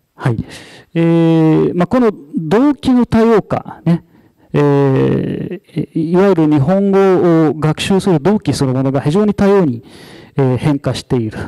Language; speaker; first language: Japanese; non-native, fluent; Arabic